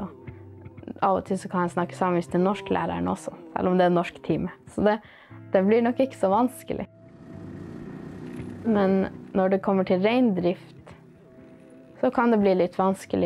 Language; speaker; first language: Norwegian; non-native, local second language; Northern Sami